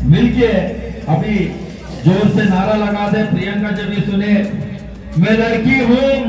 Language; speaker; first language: Hindi; non-native, local second language; Kannada